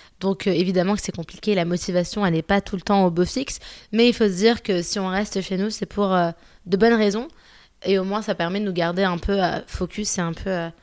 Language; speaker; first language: French; early bilingual, other home language; Arabic